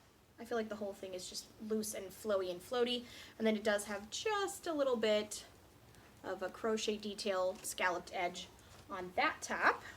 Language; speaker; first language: English; native; English